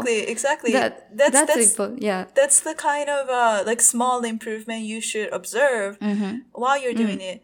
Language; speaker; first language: English; non-native, fluent; Japanese